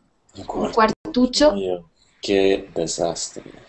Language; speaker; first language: Spanish; non-native, learner; English